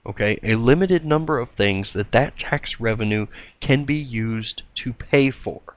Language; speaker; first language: English; native; English